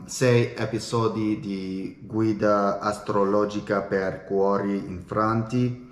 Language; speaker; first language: Italian; non-native, learner; English